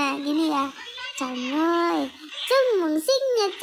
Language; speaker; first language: Vietnamese; non-native, learner; Indonesian